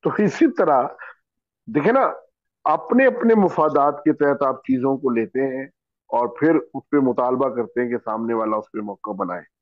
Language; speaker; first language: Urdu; native; Urdu